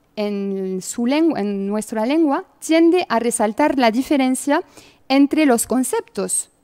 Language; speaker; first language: Spanish; non-native, fluent; French